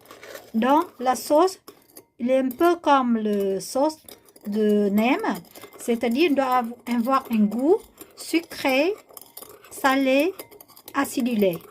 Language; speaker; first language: French; non-native, learner; Vietnamese